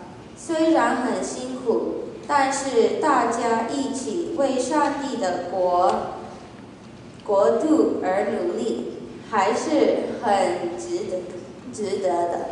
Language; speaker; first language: Chinese; early bilingual, heritage; Chinese